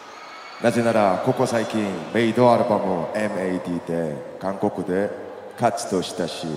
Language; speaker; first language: Japanese; non-native, fluent; Korean